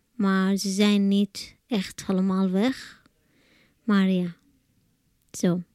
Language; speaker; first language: Dutch; non-native, learner; Arabic